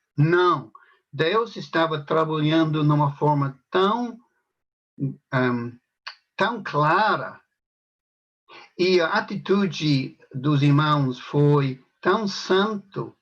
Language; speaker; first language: Portuguese; non-native, fluent; English